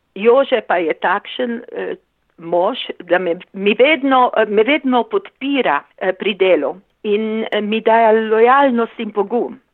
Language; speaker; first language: Slovenian; early bilingual, heritage; Slovenian